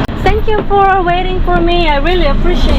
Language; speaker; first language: English; non-native, fluent; Korean